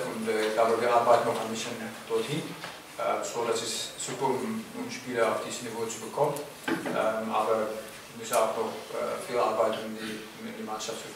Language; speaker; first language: German; non-native, fluent; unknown